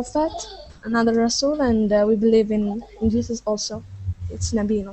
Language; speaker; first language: English; non-native, fluent; Arabic